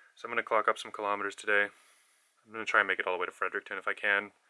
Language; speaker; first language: English; native; English